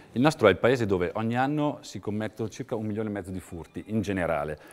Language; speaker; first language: Italian; native; Italian